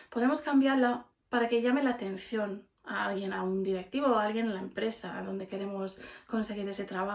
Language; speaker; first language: Spanish; non-native, fluent; English